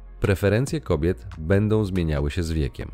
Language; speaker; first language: Polish; native; Polish